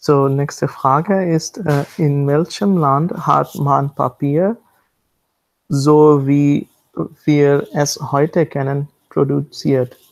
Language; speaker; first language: German; non-native, learner; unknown